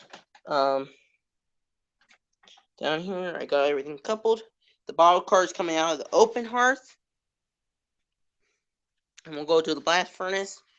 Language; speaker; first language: English; native; English